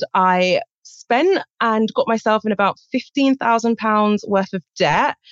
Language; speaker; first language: English; native; English